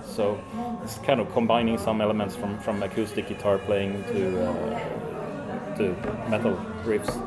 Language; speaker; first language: English; early bilingual, other home language; Swedish